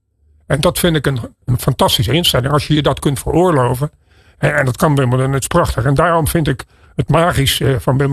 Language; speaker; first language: Dutch; native; Dutch